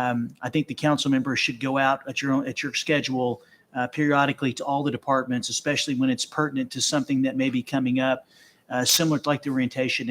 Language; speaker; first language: English; native; English